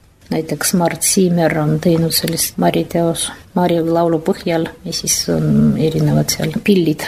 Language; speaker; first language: Estonian; non-native, fluent; Russian